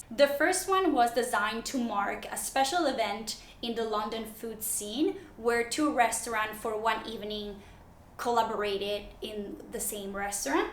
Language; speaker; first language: English; non-native, fluent; Italian